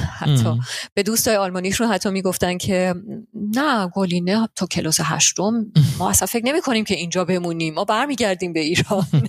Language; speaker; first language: Persian; early bilingual, heritage; Persian